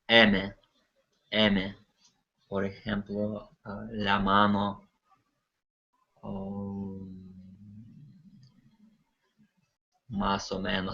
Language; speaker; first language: Spanish; non-native, learner; Russian